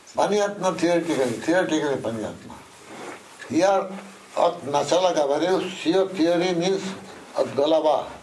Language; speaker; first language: Russian; non-native, learner; Bangla